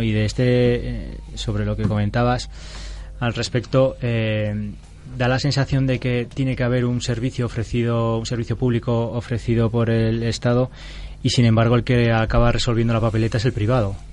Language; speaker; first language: Spanish; native; Spanish